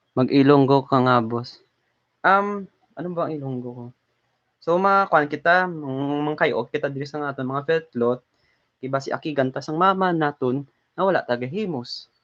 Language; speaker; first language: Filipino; non-native, local second language; Hiligaynon